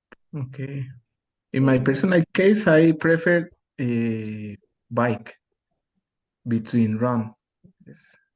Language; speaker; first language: English; non-native, learner; Spanish